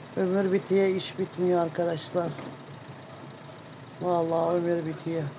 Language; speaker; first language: Turkish; native; Turkish